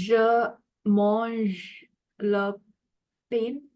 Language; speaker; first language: French; non-native, learner; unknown